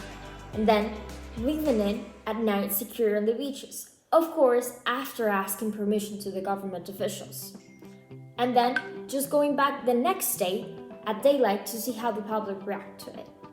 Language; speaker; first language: English; non-native, learner; Spanish